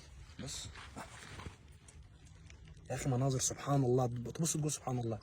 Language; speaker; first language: Arabic; native; Arabic